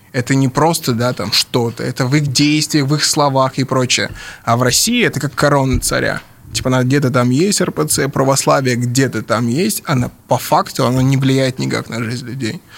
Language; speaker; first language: Russian; early bilingual, other home language; English